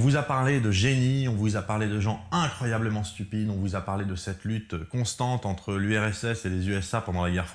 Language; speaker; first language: French; native; French